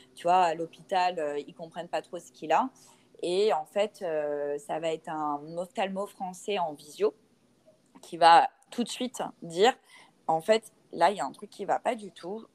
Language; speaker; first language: French; native; French